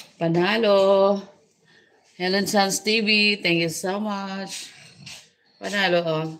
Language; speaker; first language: Filipino; non-native, local second language; Hiligaynon